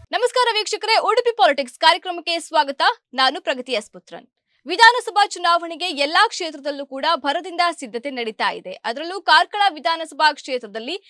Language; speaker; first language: Kannada; native; Kannada